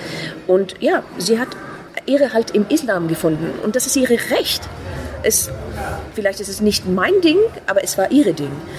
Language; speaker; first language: German; non-native, fluent; Persian